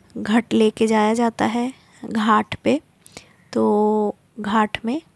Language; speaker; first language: Hindi; non-native, local second language; Bangla